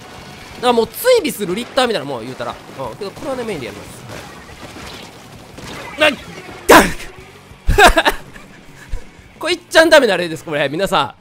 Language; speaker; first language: Japanese; native; Japanese